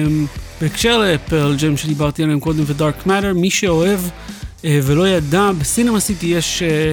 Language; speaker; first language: Hebrew; native; Hebrew